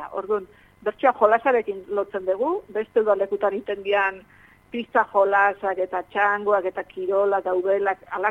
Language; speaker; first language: Basque; native; Basque